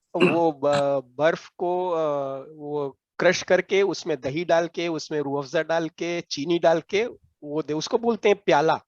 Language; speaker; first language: Hindi; native; Hindi